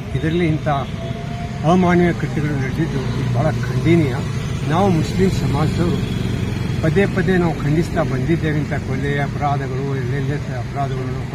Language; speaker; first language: Kannada; non-native, local second language; Urdu